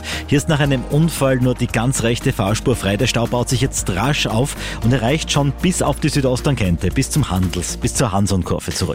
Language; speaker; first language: German; native; German